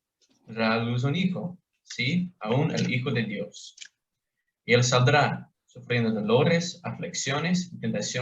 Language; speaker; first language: Spanish; non-native, fluent; English